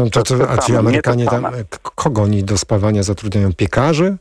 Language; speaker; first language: Polish; native; Polish